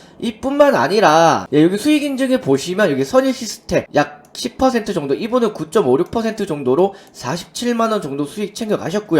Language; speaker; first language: Korean; native; Korean